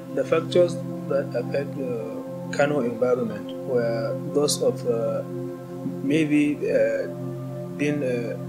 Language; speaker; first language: English; non-native, local second language; Hausa